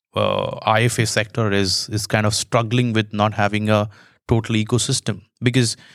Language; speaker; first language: English; non-native, local second language; Hindi